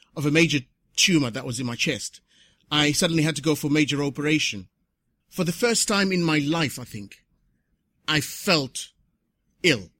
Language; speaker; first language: English; non-native, local second language; Shona